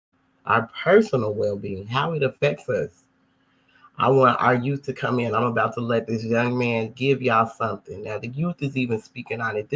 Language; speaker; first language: English; native; English